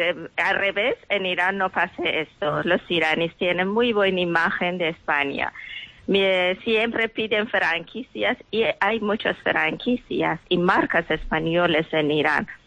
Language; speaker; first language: Spanish; non-native, learner; Persian